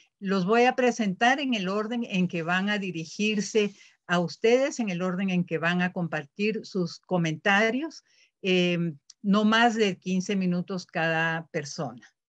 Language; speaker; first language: Spanish; native; Spanish